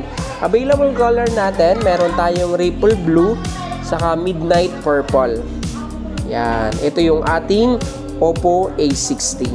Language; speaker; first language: Filipino; native; Filipino